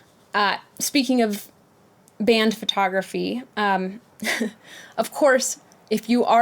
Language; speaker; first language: English; native; English